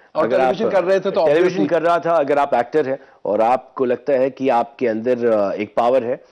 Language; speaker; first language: Hindi; native; Hindi